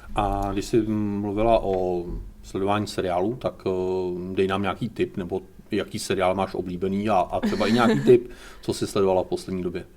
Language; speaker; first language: Czech; native; Czech